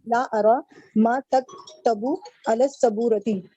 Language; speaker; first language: Arabic; non-native, learner; Urdu